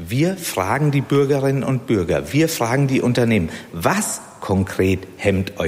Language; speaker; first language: German; native; German